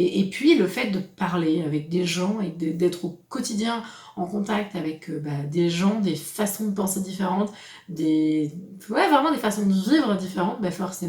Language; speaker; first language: French; native; French